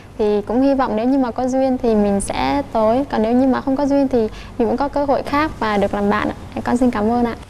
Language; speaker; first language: Vietnamese; native; Vietnamese